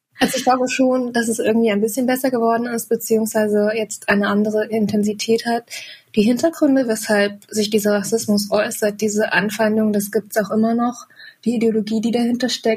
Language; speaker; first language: German; native; German